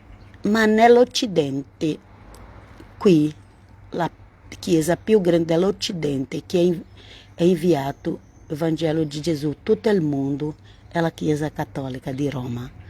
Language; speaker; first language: Italian; non-native, learner; Portuguese